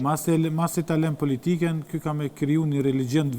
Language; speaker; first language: Albanian; native; Albanian